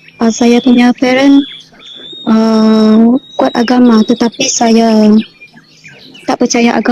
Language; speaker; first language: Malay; non-native, local second language; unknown